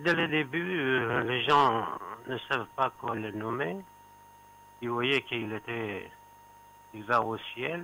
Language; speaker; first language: French; non-native, fluent; Persian